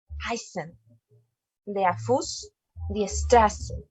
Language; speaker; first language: German; non-native, learner; Spanish